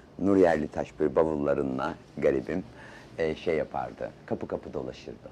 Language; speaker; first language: Turkish; native; Turkish